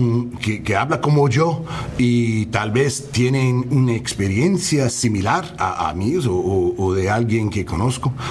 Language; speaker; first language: Spanish; early bilingual, heritage; English